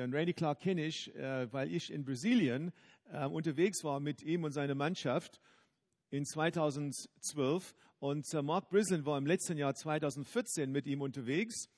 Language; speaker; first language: German; non-native, fluent; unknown